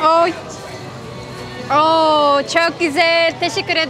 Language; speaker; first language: Turkish; non-native, learner; Kazakh